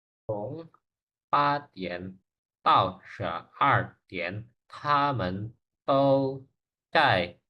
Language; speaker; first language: Chinese; non-native, learner; Indonesian